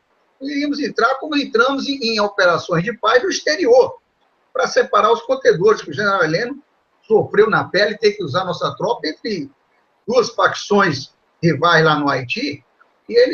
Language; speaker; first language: Portuguese; native; Portuguese